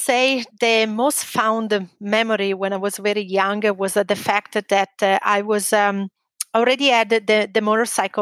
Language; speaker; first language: English; non-native, fluent; Italian